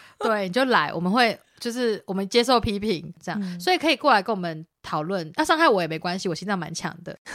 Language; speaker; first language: Chinese; native; Chinese